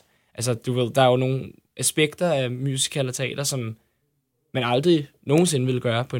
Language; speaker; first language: Danish; native; Danish